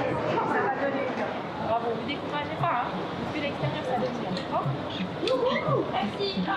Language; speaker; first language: French; native; French